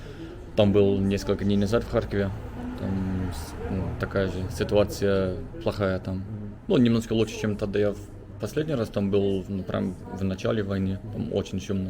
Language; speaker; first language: Russian; non-native, learner; English